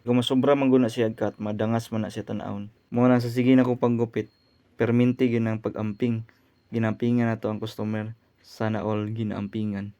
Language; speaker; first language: Cebuano; native; Cebuano